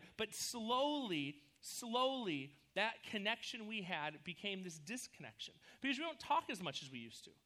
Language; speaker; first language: English; native; English